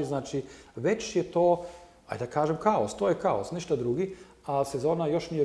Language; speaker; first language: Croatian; non-native, learner; German